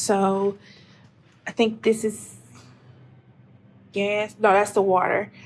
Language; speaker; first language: English; native; English